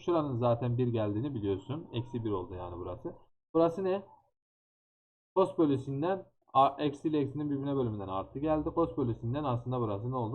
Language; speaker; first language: Turkish; native; Turkish